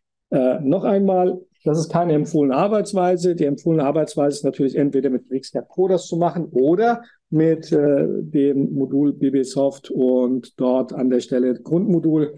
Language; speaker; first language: German; native; German